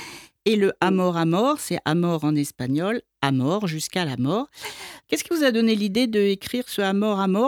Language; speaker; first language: French; native; French